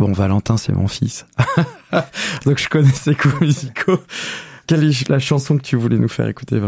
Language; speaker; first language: French; native; French